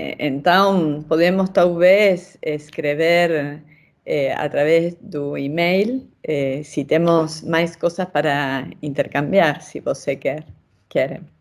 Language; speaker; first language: Portuguese; non-native, fluent; Spanish